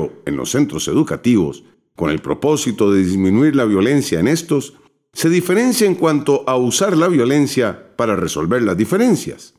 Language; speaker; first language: Spanish; native; Spanish